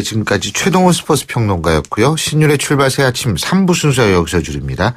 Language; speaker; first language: Korean; native; Korean